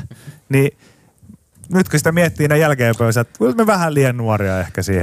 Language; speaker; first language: Finnish; native; Finnish